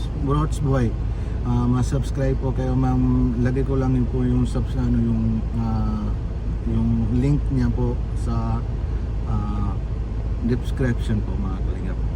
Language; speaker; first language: Filipino; non-native, learner; Punjabi